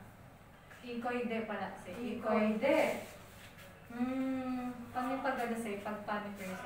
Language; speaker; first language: Japanese; non-native, learner; Filipino